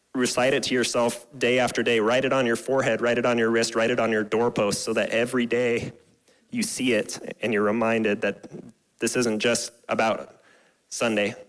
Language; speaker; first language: English; native; English